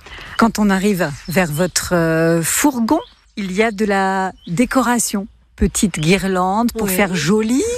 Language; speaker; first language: French; native; French